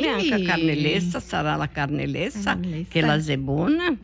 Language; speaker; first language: Italian; early bilingual, heritage; Portuguese